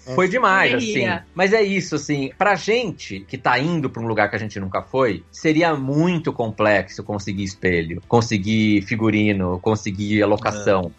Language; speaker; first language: Portuguese; native; Portuguese